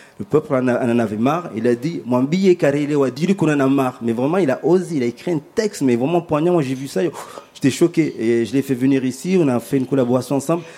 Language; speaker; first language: French; early bilingual, other home language; Ngazidja Comorian